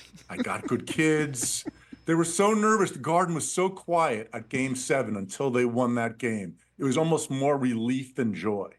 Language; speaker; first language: English; native; English